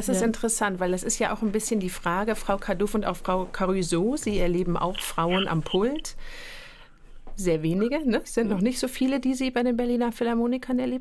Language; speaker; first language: German; native; German